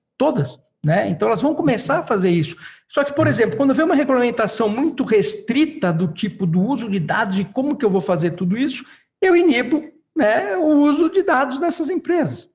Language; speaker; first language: Portuguese; native; Portuguese